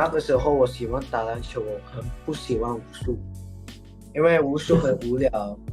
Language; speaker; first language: Chinese; non-native, learner; Indonesian